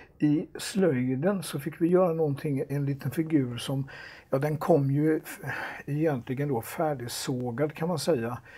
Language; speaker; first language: Swedish; native; Swedish